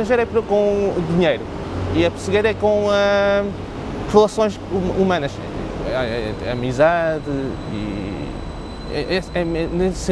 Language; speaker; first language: Portuguese; non-native, local second language; Cantonese